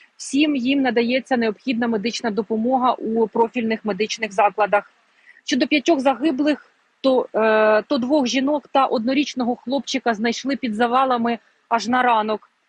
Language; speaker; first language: Ukrainian; native; Ukrainian